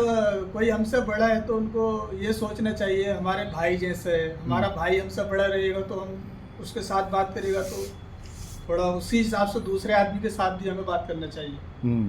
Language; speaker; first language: Hindi; native; Hindi